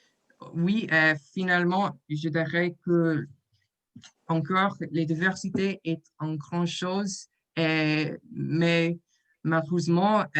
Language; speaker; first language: French; non-native, learner; English